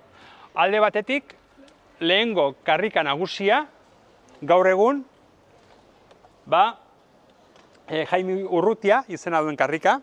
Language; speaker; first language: Basque; native; Basque